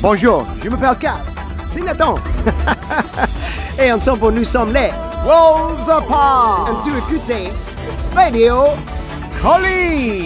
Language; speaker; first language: French; non-native, learner; English